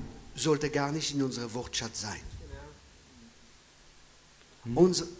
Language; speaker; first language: German; non-native, fluent; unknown